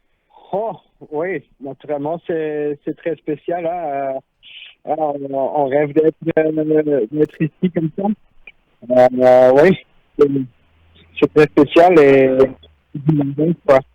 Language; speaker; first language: French; non-native, local second language; Dutch